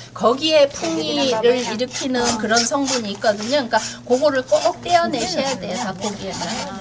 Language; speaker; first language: Korean; native; Korean